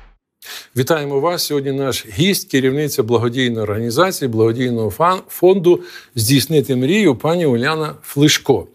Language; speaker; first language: Ukrainian; native; Ukrainian